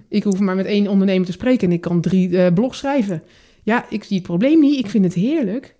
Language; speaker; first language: Dutch; native; Dutch